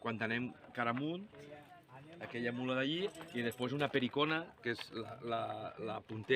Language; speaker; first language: Catalan; native; Catalan